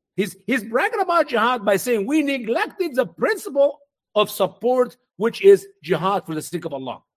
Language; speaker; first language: English; non-native, fluent; Arabic